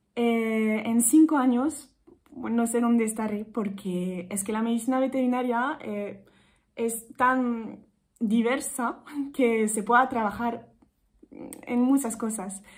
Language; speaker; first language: Spanish; non-native, fluent; French